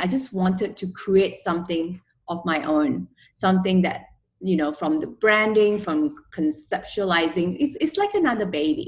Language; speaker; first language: English; non-native, local second language; Chinese